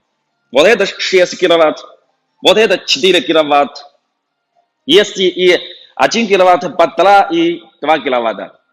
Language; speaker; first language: Russian; non-native, fluent; Chinese